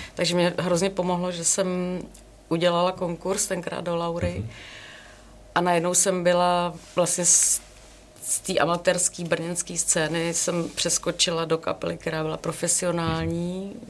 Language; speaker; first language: Czech; native; Czech